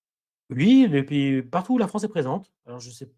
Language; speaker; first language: French; native; French